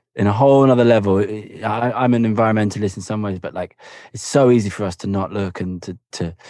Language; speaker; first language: English; native; English